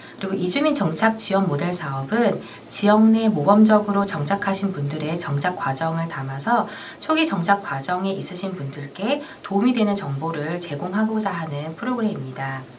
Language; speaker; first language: Korean; native; Korean